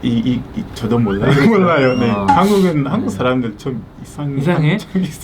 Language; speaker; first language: Korean; non-native, learner; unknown